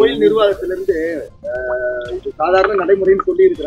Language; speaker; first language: Tamil; native; Tamil